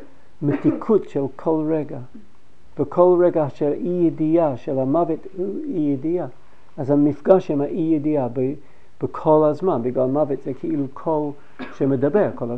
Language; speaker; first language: Hebrew; non-native, fluent; English